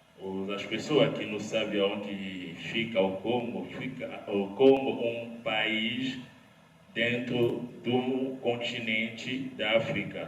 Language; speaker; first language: Portuguese; non-native, learner; Lingala